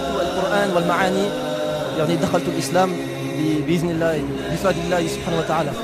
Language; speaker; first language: Arabic; non-native, fluent; Italian